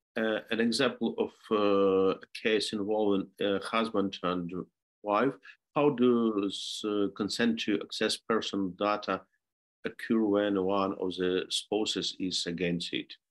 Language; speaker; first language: English; non-native, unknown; Ukrainian